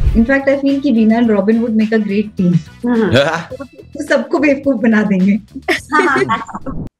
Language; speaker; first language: Hindi; native; Hindi